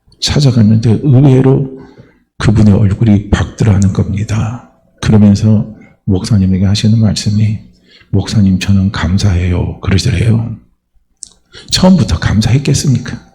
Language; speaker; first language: Korean; native; Korean